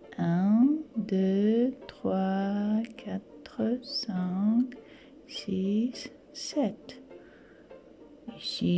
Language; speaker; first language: French; non-native, fluent; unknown